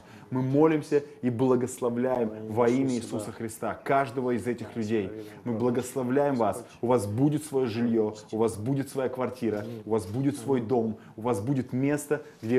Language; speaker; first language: Russian; native; Russian